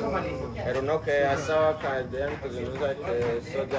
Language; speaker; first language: Spanish; native; Spanish